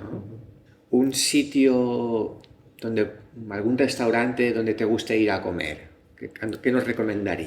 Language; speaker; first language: Spanish; native; Spanish